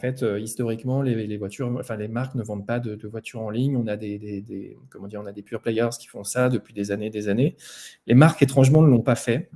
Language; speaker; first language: French; native; French